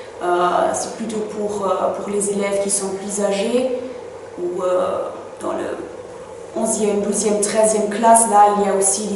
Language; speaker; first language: French; non-native, fluent; German